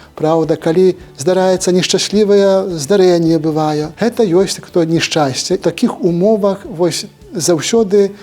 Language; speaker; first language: Belarusian; native; Belarusian